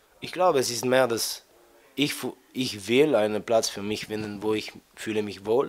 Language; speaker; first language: German; non-native, fluent; French